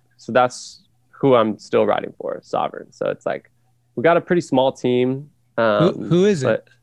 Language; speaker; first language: English; native; English